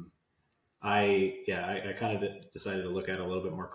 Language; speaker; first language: English; native; English